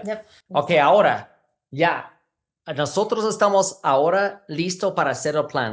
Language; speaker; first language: Spanish; non-native, learner; English